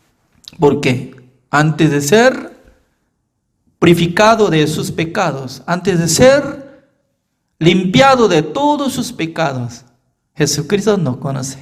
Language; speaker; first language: Spanish; non-native, fluent; Korean